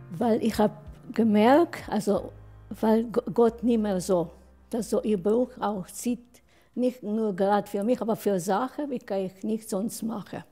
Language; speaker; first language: German; non-native, learner; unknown